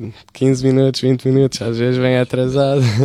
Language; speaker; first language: Portuguese; early bilingual, heritage; English